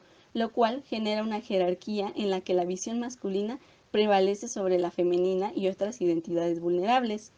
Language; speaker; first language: Spanish; native; Spanish